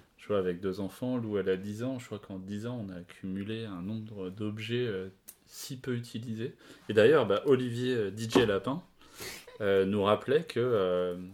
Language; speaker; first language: French; native; French